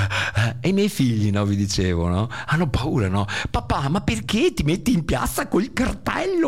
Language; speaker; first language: Italian; native; Italian